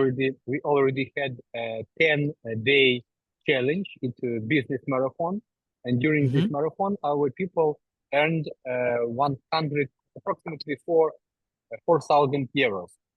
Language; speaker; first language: English; non-native, learner; Ukrainian